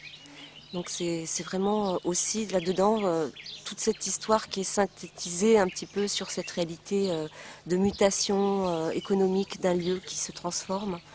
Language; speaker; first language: French; native; French